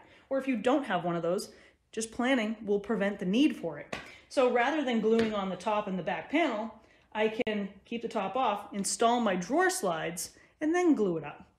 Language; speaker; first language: English; native; English